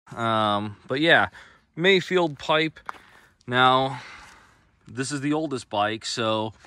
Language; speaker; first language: English; native; English